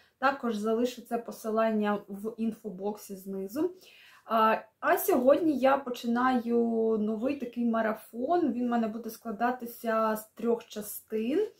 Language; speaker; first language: Ukrainian; non-native, local second language; Russian